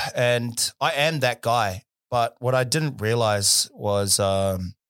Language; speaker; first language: English; native; English